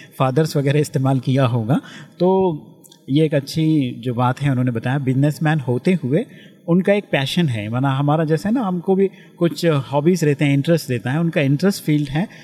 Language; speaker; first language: Hindi; native; Hindi